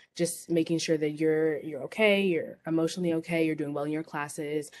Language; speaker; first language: English; native; English